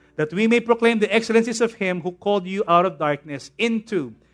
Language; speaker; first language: English; non-native, local second language; Filipino